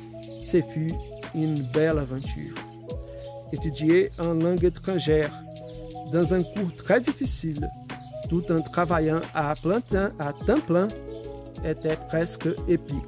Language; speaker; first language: French; non-native, fluent; Portuguese